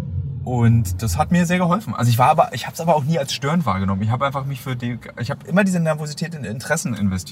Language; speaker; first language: German; native; German